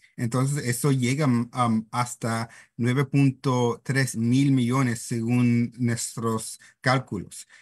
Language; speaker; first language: Spanish; non-native, fluent; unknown